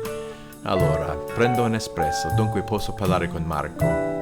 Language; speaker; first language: Italian; non-native, learner; English